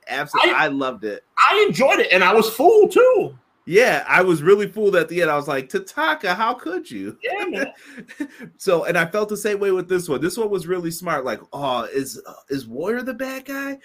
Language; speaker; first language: English; native; English